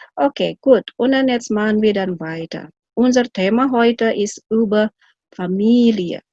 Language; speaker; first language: German; non-native, fluent; Indonesian